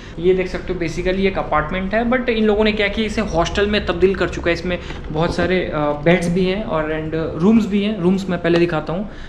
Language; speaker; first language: Hindi; native; Hindi